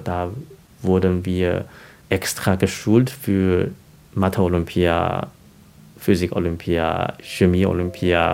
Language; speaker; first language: German; non-native, fluent; Chinese